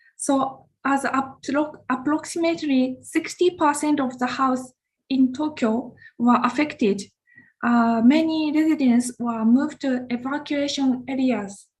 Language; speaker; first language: English; non-native, learner; Japanese